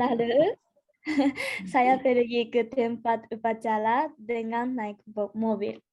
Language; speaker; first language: Indonesian; non-native, learner; Japanese